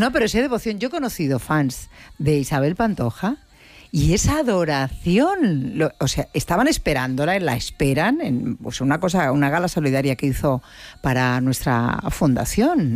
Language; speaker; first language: Spanish; native; Spanish